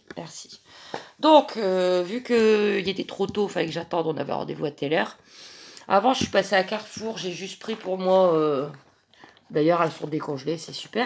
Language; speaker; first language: French; native; French